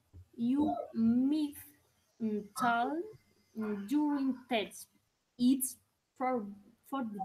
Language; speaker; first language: English; non-native, learner; Spanish